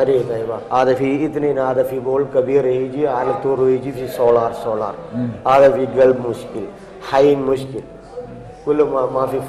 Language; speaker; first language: Arabic; non-native, learner; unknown